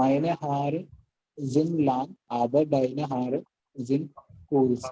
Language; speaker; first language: German; non-native, learner; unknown